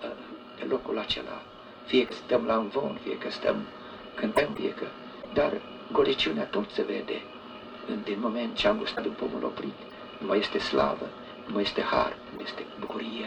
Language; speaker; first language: Romanian; native; Romanian